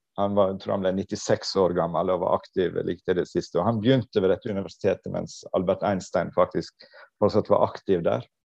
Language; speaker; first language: Norwegian; native; Norwegian